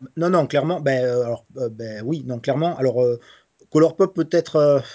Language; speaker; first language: French; native; French